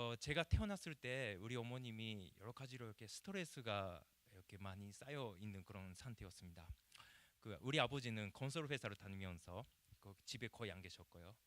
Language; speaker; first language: Korean; non-native, fluent; Japanese